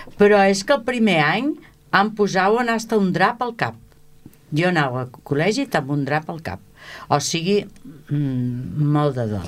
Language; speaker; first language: Catalan; native; Catalan